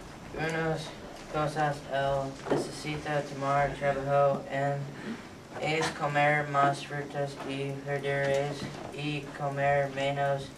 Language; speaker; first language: Spanish; non-native, learner; English